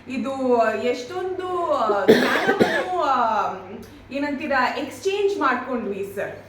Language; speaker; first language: Kannada; non-native, learner; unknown